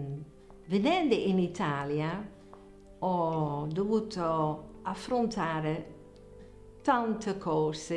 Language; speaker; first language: Italian; non-native, fluent; Dutch